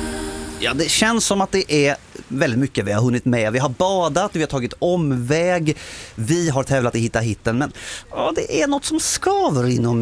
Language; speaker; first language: Swedish; native; Swedish